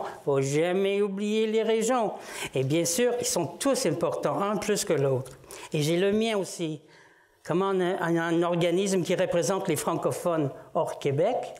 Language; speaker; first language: French; non-native, fluent; English